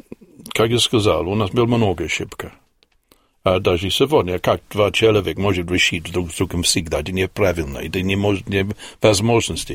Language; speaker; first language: Russian; non-native, learner; English